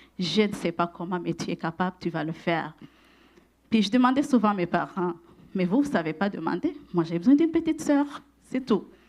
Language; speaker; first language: French; non-native, local second language; Rundi